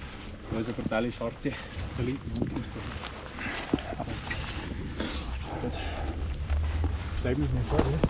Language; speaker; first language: German; native; German